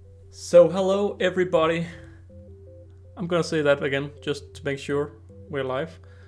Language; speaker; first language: English; non-native, fluent; Danish